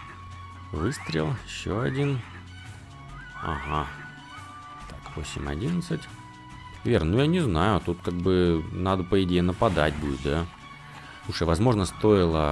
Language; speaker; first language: Russian; native; Russian